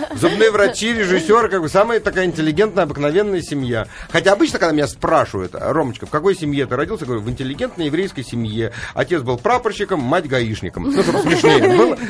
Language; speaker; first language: Russian; native; Russian